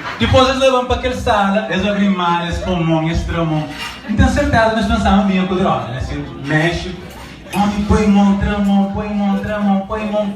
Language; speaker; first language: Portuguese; non-native, local second language; Kabuverdianu